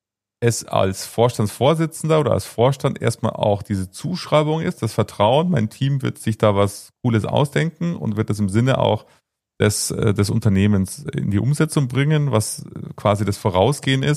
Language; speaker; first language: German; native; German